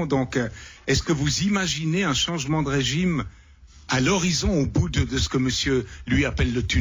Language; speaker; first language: French; native; French